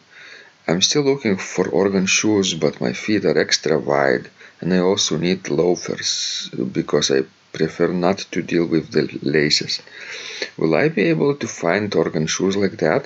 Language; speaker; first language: English; non-native, fluent; Lithuanian